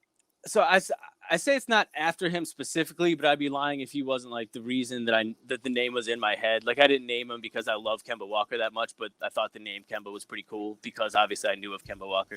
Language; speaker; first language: English; native; English